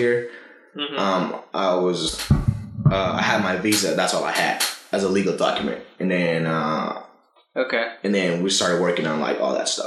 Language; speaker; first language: English; non-native, fluent; Spanish